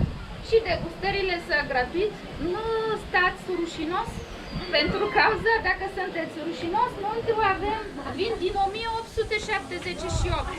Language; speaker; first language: Romanian; non-native, learner; Bulgarian